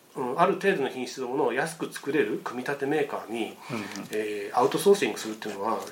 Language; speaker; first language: Japanese; native; Japanese